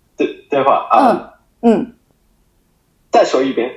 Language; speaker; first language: Chinese; non-native, fluent; Japanese